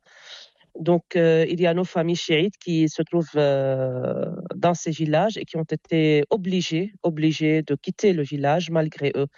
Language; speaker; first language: French; non-native, local second language; Arabic